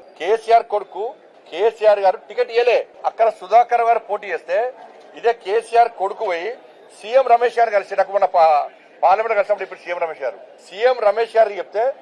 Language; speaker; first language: Telugu; native; Telugu